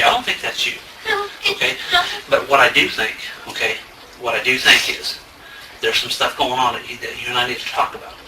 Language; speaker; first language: English; native; English